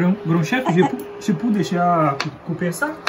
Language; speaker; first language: French; non-native, learner; Portuguese